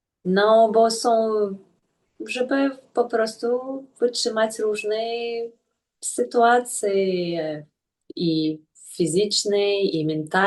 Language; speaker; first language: Polish; non-native, fluent; Russian